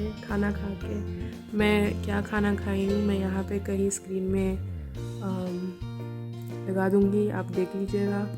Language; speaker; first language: Hindi; non-native, local second language; Bangla